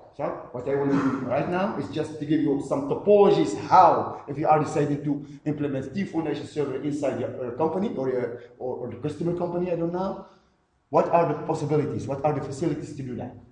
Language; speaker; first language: English; non-native, fluent; Arabic